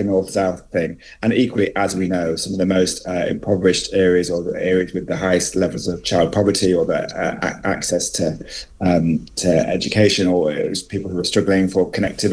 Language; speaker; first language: English; native; English